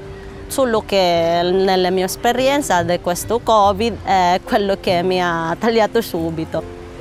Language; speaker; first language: Italian; non-native, learner; Filipino